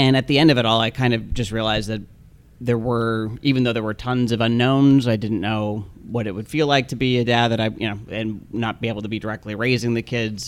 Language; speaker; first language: English; native; English